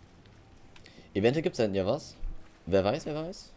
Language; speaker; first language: German; native; German